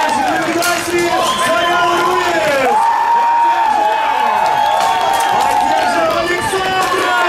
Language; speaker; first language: Russian; native; Russian